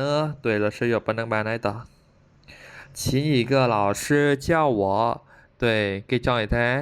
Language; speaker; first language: Chinese; non-native, fluent; Khmer